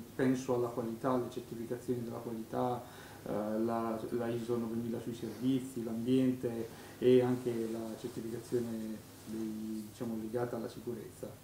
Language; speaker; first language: Italian; native; Italian